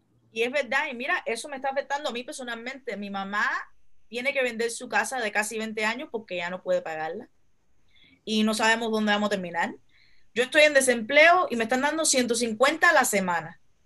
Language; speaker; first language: Spanish; early bilingual, heritage; Spanish